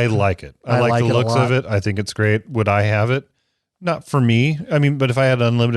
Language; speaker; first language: English; native; English